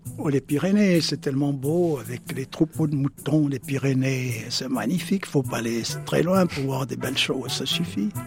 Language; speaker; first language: French; native; French